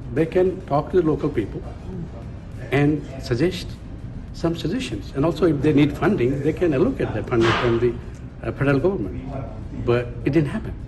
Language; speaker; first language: English; non-native, local second language; Bangla